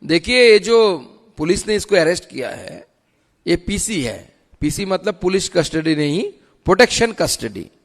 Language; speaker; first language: Hindi; non-native, local second language; Bangla